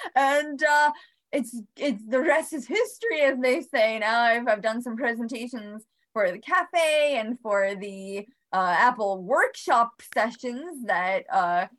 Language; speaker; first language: English; early bilingual, other home language; Bosnian